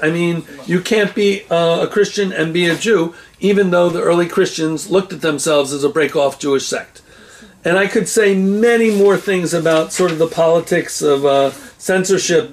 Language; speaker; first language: English; native; English